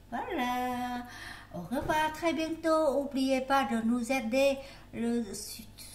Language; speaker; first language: French; non-native, learner; Vietnamese